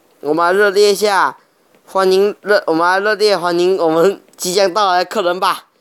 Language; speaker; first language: Chinese; native; Chinese